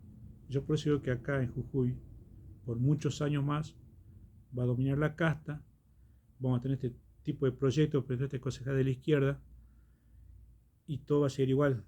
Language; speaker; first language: Spanish; native; Spanish